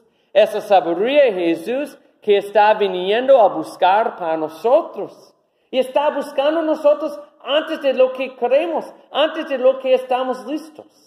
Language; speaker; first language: Spanish; non-native, learner; English